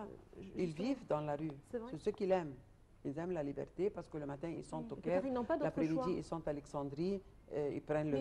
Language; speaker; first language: French; non-native, fluent; Arabic